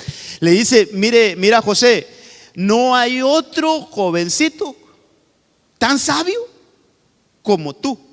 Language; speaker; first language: Spanish; native; Spanish